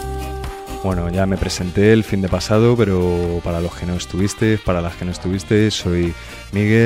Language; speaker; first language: Spanish; native; Spanish